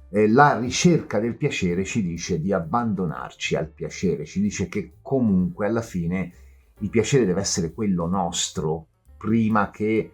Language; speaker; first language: Italian; native; Italian